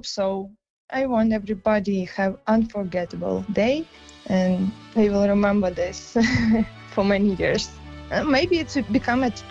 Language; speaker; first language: English; non-native, fluent; Ukrainian